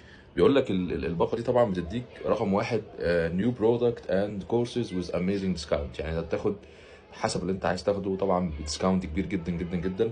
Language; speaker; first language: Arabic; native; Arabic